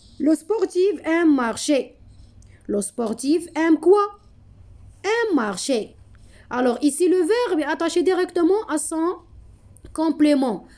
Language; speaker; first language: French; non-native, local second language; Arabic